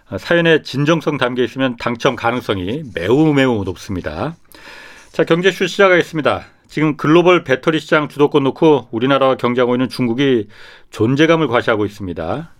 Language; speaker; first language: Korean; native; Korean